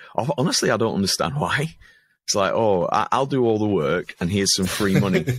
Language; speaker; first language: English; native; English